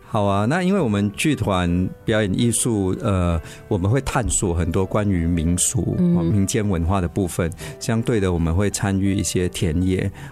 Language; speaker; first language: Chinese; native; Chinese